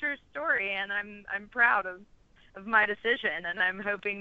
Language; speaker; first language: English; native; English